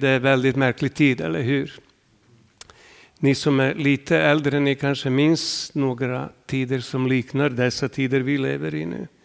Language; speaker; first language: Swedish; non-native, fluent; Serbian